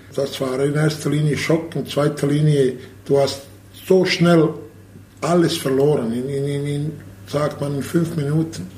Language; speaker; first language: German; non-native, learner; Bosnian